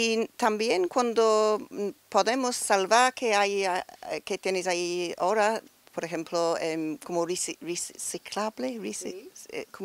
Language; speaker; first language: Spanish; non-native, learner; English